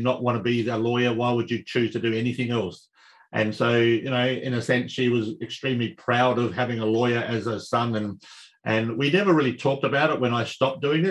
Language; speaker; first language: English; native; English